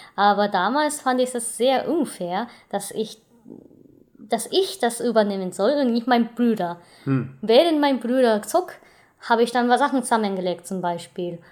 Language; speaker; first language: German; non-native, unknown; Japanese